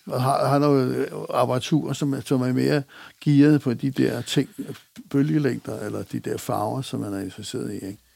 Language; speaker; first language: Danish; native; Danish